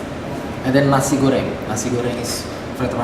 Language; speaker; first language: English; non-native, fluent; Indonesian